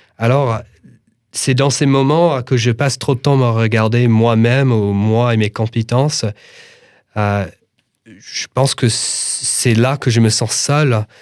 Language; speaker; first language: French; non-native, fluent; English